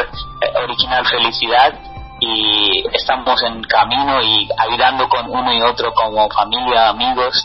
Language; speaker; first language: Spanish; non-native, learner; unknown